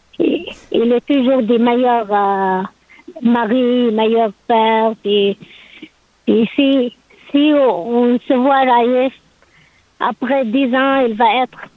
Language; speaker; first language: French; non-native, learner; Arabic